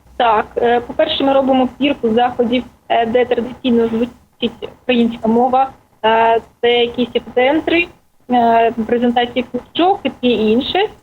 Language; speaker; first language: Ukrainian; non-native, local second language; Russian